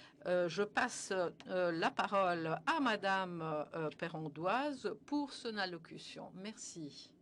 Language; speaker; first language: French; non-native, fluent; Italian